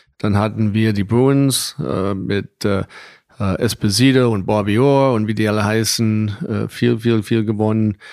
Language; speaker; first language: German; non-native, fluent; English